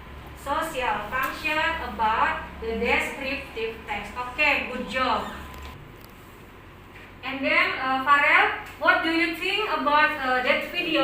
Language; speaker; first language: English; non-native, learner; Indonesian